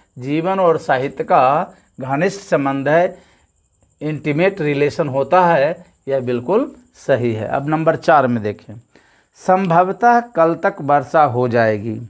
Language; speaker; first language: Hindi; native; Hindi